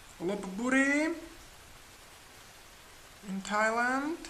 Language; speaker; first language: English; non-native, learner; Czech